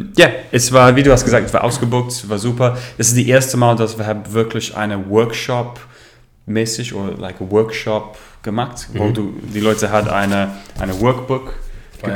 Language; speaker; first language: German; non-native, learner; English